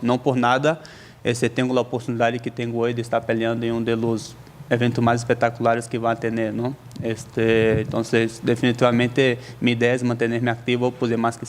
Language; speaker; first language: Spanish; native; Spanish